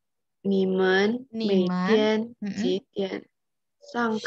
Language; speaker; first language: Chinese; non-native, learner; Indonesian